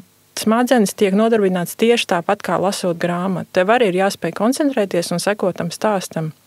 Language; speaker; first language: Latvian; native; Latvian